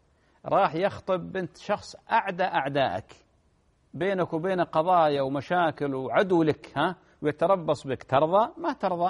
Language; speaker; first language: Arabic; native; Arabic